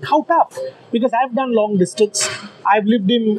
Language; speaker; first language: English; non-native, local second language; Bangla